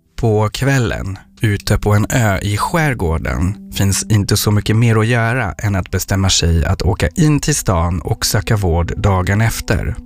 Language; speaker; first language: Swedish; non-native, fluent; French